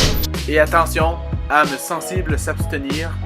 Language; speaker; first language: French; native; French